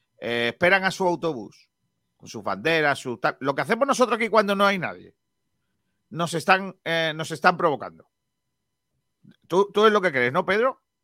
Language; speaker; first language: Spanish; native; Spanish